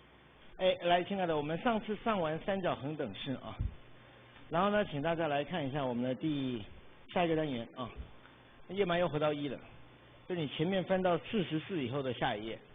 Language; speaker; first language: Chinese; native; Chinese